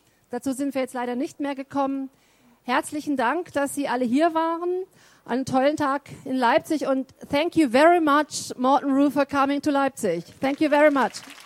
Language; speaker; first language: German; native; German